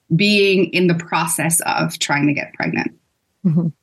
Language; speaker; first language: English; non-native, fluent; Dutch